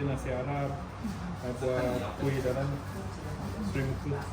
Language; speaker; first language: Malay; non-native, local second language; Chinese